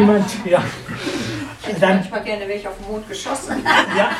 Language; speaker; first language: German; native; German